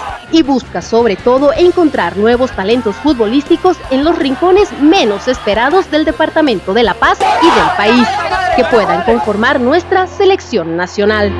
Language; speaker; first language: Spanish; native; Spanish